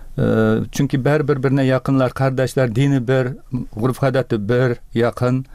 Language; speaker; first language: Tatar; early bilingual, heritage; Tatar